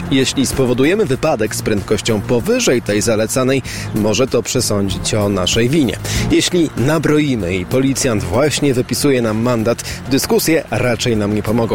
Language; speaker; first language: Polish; native; Polish